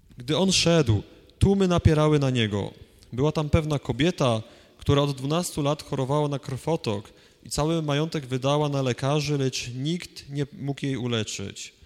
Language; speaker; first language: Polish; native; Polish